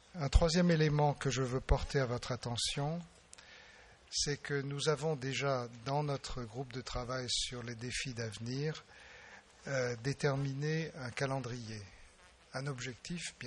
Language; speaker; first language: French; native; French